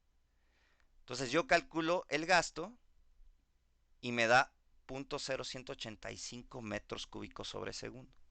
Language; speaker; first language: Spanish; native; Spanish